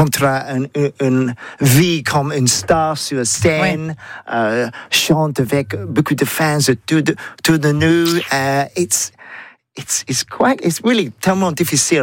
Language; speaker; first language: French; non-native, learner; English